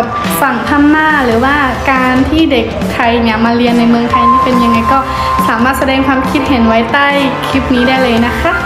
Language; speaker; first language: Thai; early bilingual, other home language; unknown